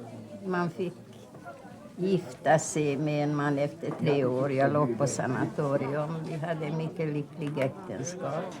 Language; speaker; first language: Swedish; non-native, fluent; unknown